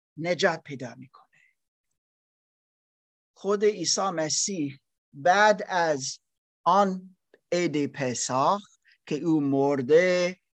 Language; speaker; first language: Persian; non-native, learner; German